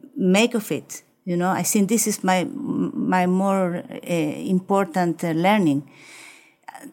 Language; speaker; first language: English; non-native, fluent; Spanish